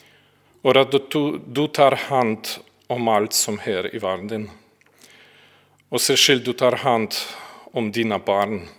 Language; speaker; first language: Swedish; non-native, fluent; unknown